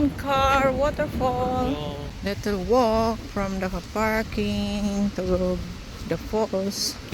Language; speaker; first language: English; non-native, local second language; Filipino